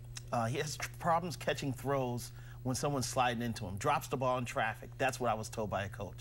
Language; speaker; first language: English; native; English